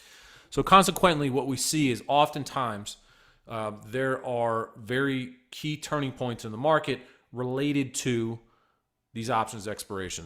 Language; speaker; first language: English; native; English